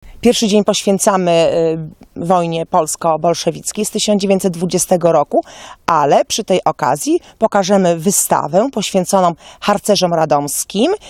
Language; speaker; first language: Polish; native; Polish